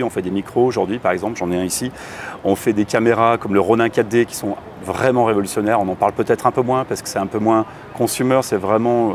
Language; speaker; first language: French; native; French